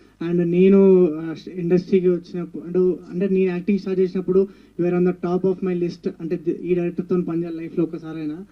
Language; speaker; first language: Telugu; native; Telugu